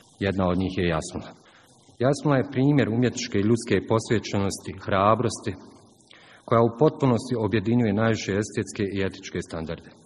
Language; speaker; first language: Croatian; native; Croatian